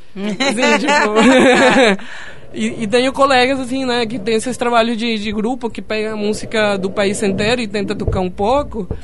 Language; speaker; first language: Portuguese; non-native, fluent; Spanish